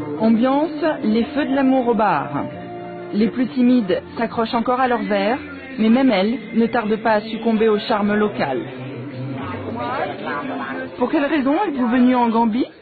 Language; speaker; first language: French; native; French